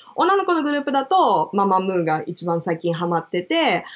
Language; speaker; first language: Japanese; native; Japanese